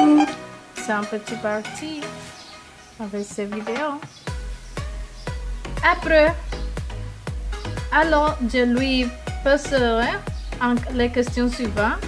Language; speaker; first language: French; non-native, learner; Spanish